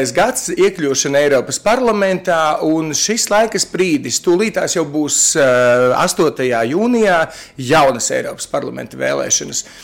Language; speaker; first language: Latvian; native; Latvian